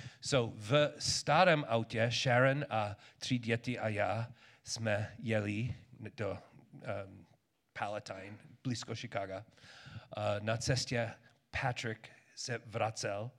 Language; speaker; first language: Czech; non-native, learner; English